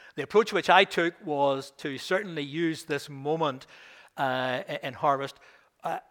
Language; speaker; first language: English; native; English